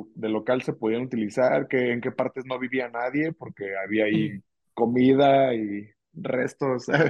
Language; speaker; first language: Spanish; native; Spanish